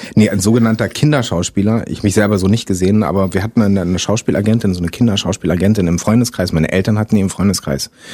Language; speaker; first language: German; early bilingual, other home language; French